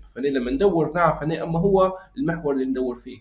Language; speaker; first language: Arabic; native; Arabic